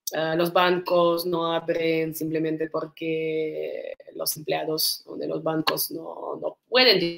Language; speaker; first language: Spanish; non-native, fluent; Russian